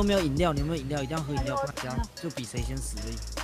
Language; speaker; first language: Chinese; native; Chinese